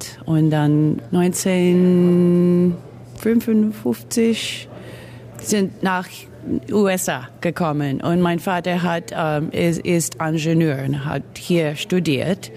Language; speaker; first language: German; early bilingual, heritage; English